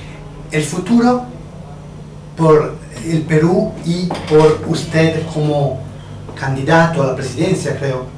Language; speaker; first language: Spanish; non-native, fluent; Italian